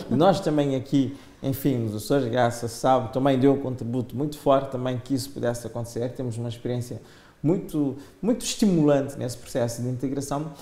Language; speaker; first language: Portuguese; non-native, local second language; Kabuverdianu